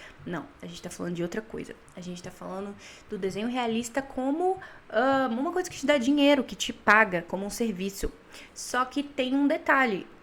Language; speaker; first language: Portuguese; native; Portuguese